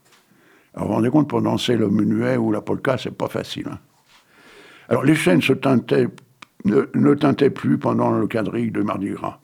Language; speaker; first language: French; native; French